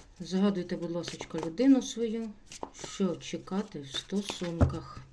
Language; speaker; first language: Ukrainian; non-native, local second language; Russian